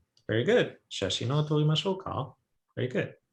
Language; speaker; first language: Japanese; non-native, fluent; English